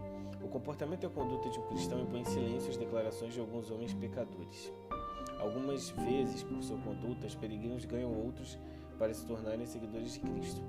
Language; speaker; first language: Portuguese; native; Portuguese